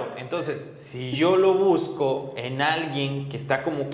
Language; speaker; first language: Spanish; native; Spanish